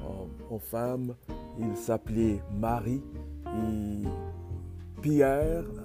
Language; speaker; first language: French; non-native, learner; English